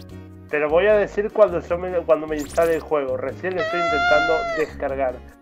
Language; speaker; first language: Spanish; native; Spanish